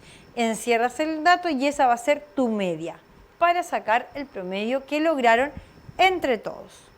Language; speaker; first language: Spanish; native; Spanish